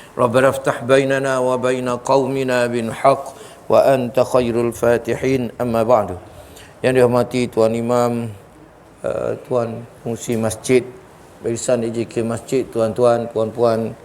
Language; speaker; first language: Malay; native; Malay